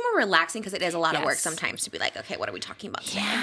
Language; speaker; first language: English; native; English